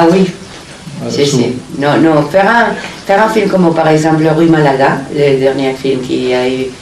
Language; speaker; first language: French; non-native, fluent; Spanish